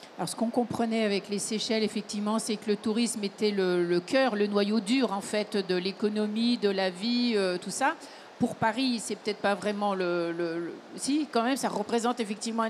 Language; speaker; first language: French; native; French